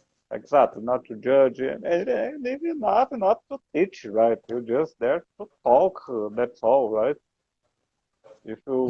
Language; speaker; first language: English; non-native, learner; Portuguese